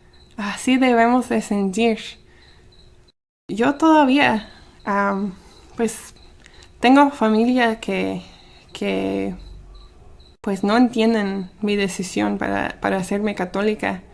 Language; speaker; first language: Spanish; early bilingual, heritage; Spanish